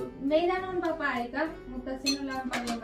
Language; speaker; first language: Finnish; non-native, learner; Bangla